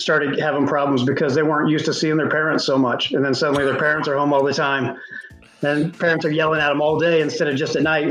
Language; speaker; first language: English; native; English